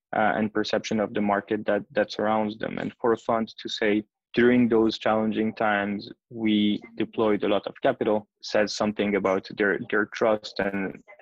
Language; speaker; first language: English; non-native, fluent; French